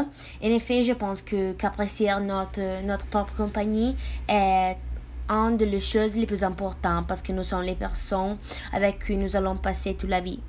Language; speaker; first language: French; non-native, fluent; Italian